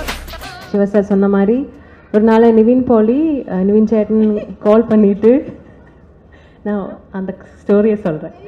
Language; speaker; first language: Tamil; non-native, learner; Malayalam